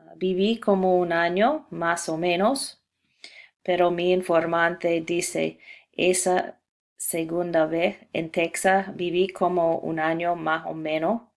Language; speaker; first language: Spanish; non-native, fluent; English